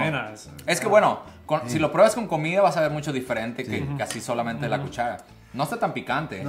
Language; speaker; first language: Spanish; native; Spanish